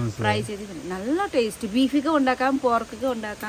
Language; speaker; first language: Malayalam; non-native, learner; Nepali